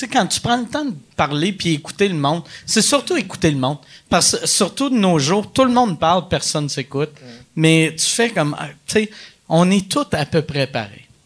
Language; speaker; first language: French; native; French